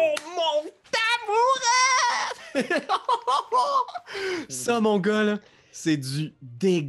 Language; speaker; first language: French; native; French